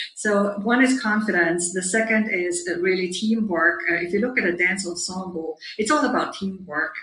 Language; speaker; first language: English; non-native, fluent; German